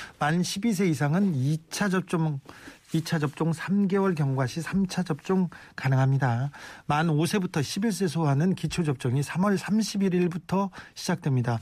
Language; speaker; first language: Korean; native; Korean